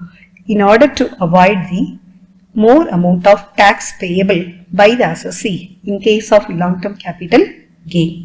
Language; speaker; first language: English; non-native, local second language; Tamil